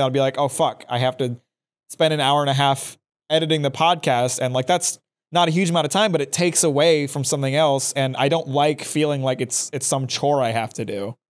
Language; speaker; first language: English; native; English